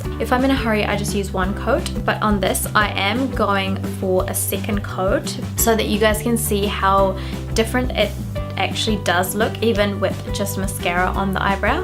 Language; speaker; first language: English; non-native, local second language; Sinhala